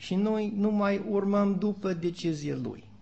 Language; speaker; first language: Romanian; non-native, learner; English